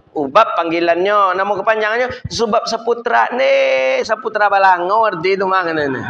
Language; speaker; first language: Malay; non-native, local second language; Minangkabau